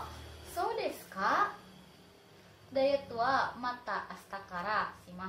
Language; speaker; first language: Japanese; non-native, learner; Indonesian